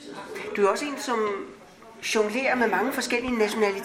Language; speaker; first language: Danish; native; Danish